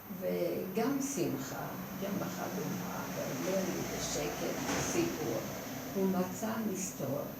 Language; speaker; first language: Hebrew; non-native, fluent; Hungarian